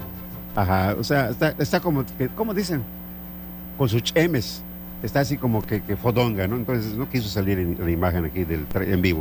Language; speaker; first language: Spanish; native; Spanish